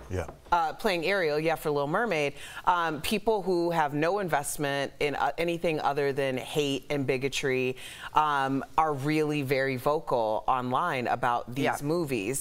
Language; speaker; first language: English; native; English